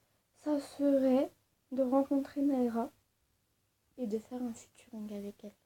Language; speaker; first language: French; early bilingual, other home language; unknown